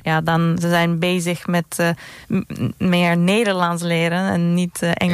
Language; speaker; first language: Dutch; non-native, learner; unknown